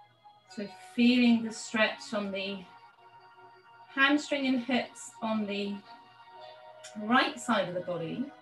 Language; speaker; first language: English; native; English